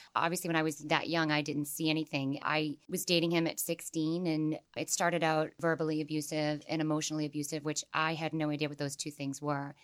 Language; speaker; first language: English; native; English